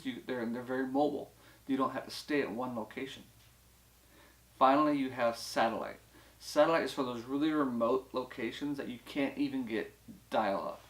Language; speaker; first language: English; native; English